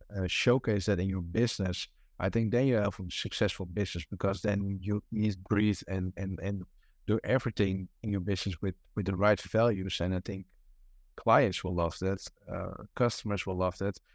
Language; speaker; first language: English; non-native, fluent; Dutch